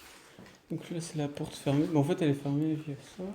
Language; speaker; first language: French; native; French